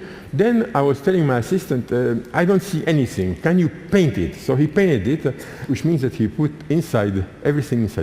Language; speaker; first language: English; non-native, fluent; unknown